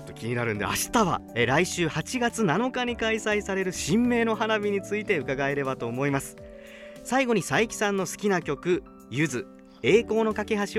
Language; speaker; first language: Japanese; native; Japanese